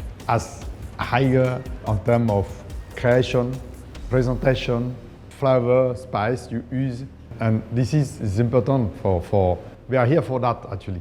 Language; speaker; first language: English; non-native, fluent; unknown